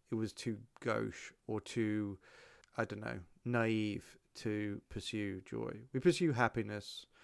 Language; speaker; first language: English; native; English